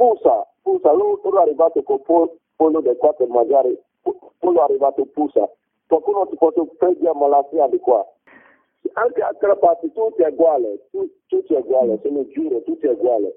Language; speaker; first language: Italian; non-native, learner; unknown